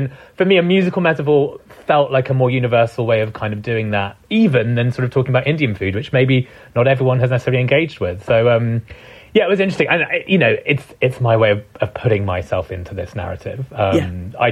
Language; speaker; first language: English; non-native, local second language; Punjabi